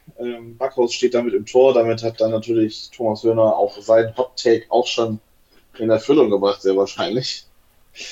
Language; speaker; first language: German; native; German